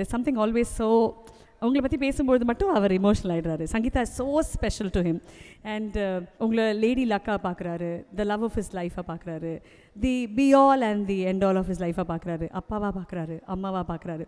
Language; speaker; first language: Tamil; native; Tamil